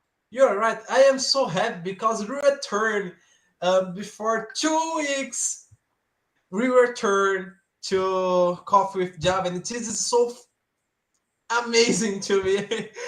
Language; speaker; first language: English; non-native, learner; Portuguese